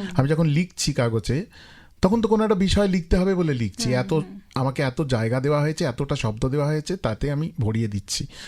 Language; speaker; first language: Bangla; native; Bangla